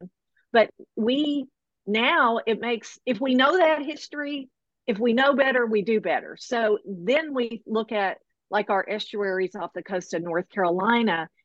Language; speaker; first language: English; native; English